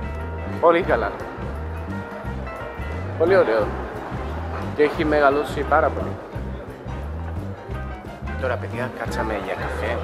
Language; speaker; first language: Greek; non-native, learner; Spanish